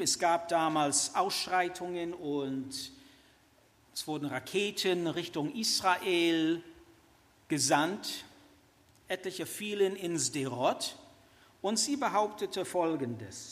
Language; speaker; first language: German; non-native, fluent; English